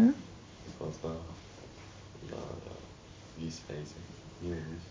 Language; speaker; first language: Dutch; non-native, learner; Arabic